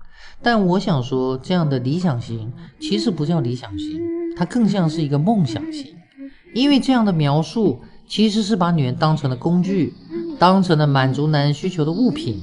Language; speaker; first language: Chinese; native; Chinese